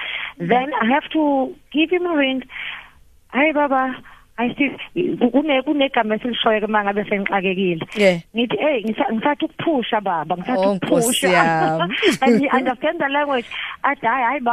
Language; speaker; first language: English; non-native, local second language; Zulu